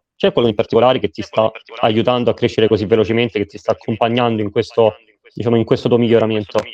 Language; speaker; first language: Italian; native; Italian